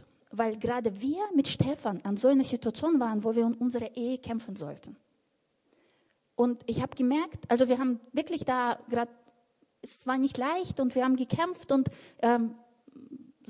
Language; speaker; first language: German; non-native, fluent; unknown